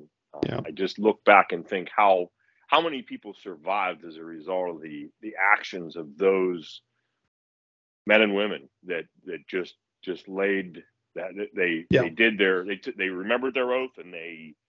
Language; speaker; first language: English; native; English